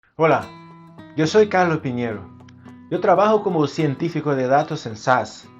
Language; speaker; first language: Spanish; non-native, fluent; Portuguese